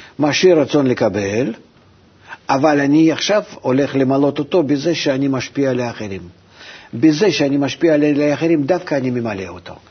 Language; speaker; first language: Hebrew; non-native, fluent; Russian